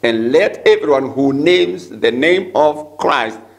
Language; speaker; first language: English; non-native, local second language; Swahili